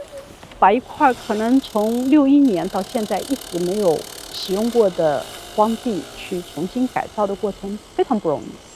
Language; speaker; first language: Chinese; native; Chinese